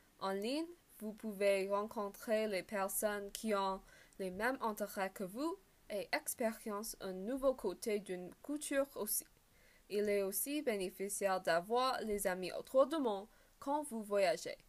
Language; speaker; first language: French; non-native, learner; English